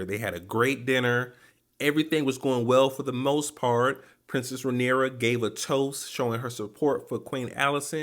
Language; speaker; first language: English; native; English